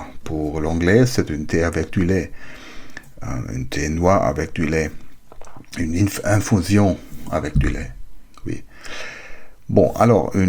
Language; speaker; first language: French; non-native, learner; German